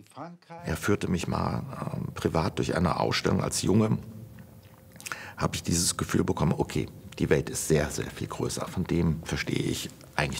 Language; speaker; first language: German; native; German